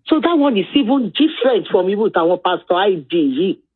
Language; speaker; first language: English; non-native, local second language; Yoruba